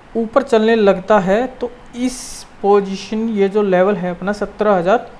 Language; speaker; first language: Hindi; native; Hindi